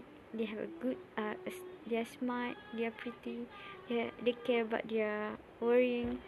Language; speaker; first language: English; non-native, learner; Malay